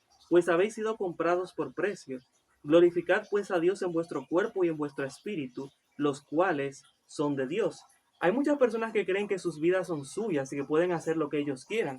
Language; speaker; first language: Spanish; native; Spanish